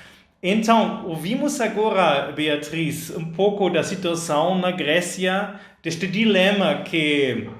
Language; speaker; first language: Portuguese; non-native, fluent; German